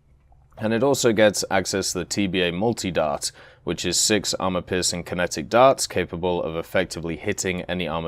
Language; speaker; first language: English; native; English